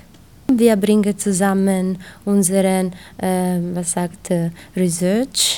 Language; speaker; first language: German; non-native, learner; Italian